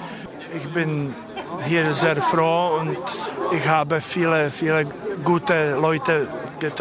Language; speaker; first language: German; non-native, fluent; Czech